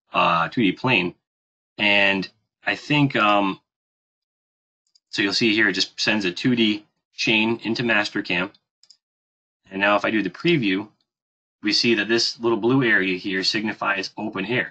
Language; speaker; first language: English; native; English